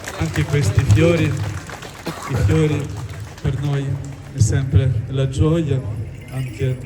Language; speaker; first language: Italian; non-native, fluent; Ukrainian